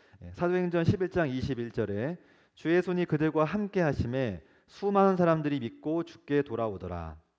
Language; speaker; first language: Korean; native; Korean